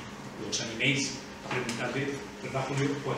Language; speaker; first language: Spanish; native; Spanish